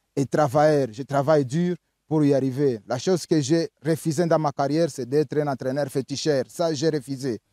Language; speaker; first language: French; non-native, local second language; Swahili